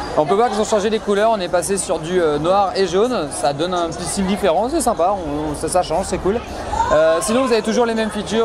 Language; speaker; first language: French; native; French